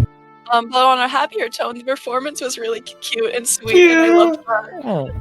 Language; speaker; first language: English; native; English